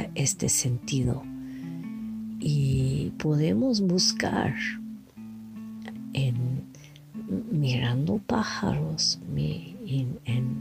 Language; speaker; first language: Spanish; non-native, learner; French